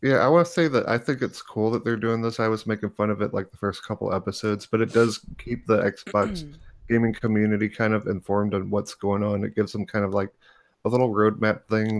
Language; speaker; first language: English; native; English